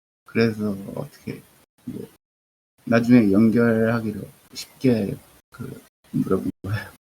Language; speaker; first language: Korean; early bilingual, heritage; Korean